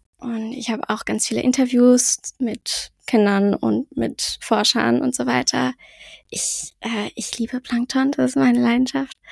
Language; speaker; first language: German; early bilingual, heritage; French